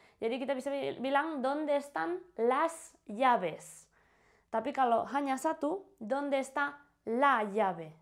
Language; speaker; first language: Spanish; non-native, fluent; Indonesian